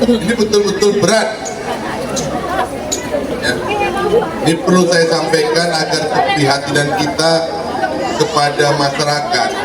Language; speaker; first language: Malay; non-native, local second language; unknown